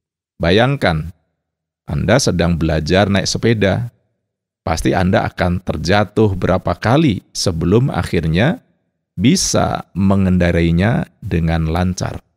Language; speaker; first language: Indonesian; native; Indonesian